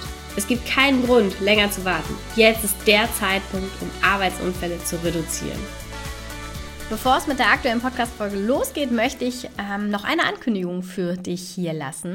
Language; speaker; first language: German; native; German